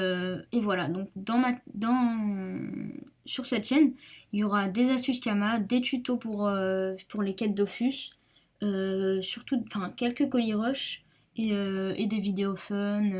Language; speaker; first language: French; native; French